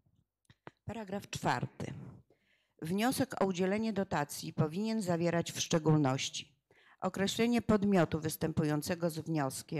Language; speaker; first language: Polish; native; Polish